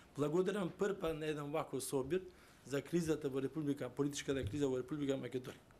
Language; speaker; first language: Macedonian; non-native, local second language; Turkish